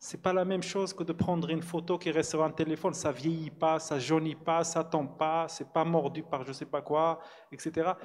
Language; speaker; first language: French; non-native, local second language; Arabic